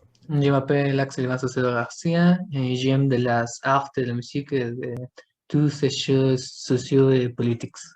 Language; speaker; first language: French; non-native, learner; Spanish